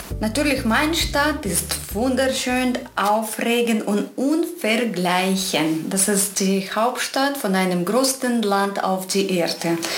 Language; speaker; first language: German; non-native, fluent; Russian